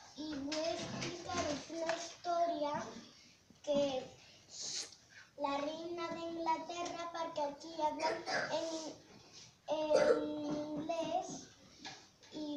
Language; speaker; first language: Catalan; non-native, local second language; Spanish